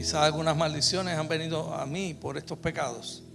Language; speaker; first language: Spanish; native; Spanish